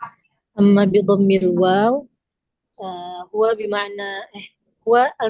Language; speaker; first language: Arabic; non-native, learner; Indonesian